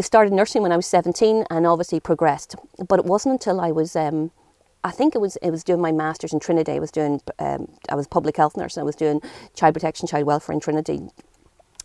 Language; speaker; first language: English; native; English